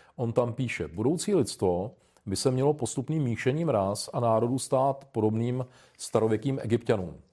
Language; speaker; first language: Czech; native; Czech